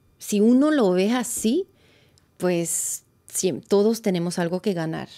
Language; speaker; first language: Spanish; non-native, fluent; French